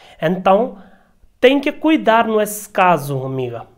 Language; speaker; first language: Portuguese; non-native, learner; Hindi